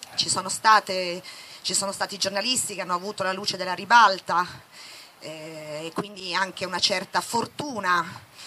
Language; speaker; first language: Italian; native; Italian